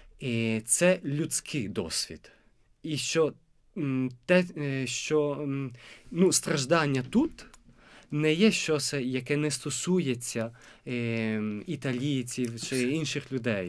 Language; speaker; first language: Ukrainian; non-native, fluent; Italian